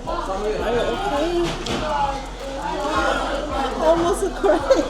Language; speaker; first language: English; non-native, learner; Chinese